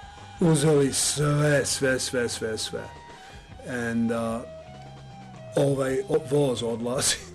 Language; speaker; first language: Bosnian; non-native, learner; English